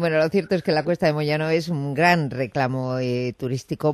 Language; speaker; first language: Spanish; native; Spanish